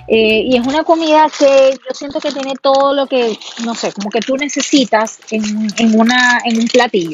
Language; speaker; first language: Spanish; native; Spanish